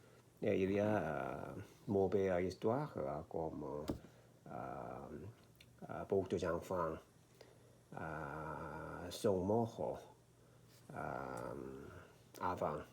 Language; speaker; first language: French; non-native, learner; Korean